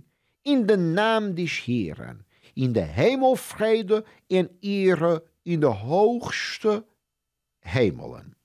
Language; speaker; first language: Dutch; non-native, fluent; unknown